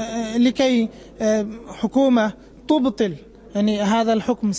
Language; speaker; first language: Arabic; non-native, learner; Bangla